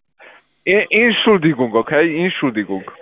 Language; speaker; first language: German; non-native, learner; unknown